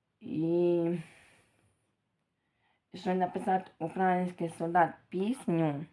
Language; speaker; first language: Ukrainian; non-native, local second language; Russian